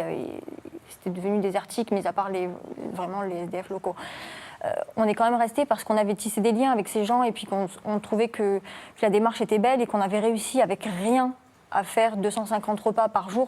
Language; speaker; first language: French; native; French